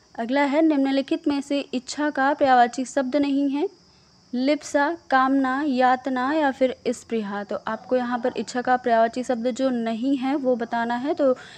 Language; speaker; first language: Hindi; native; Hindi